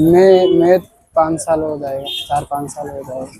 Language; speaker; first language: Hindi; non-native, local second language; Odia